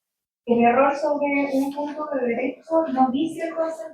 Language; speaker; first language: Spanish; native; Spanish